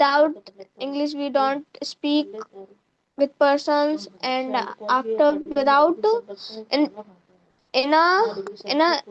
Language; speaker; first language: English; non-native, learner; Hindi